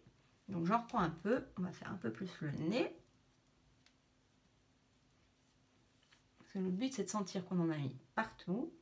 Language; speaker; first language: French; native; French